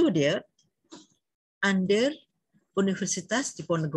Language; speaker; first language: German; non-native, learner; Indonesian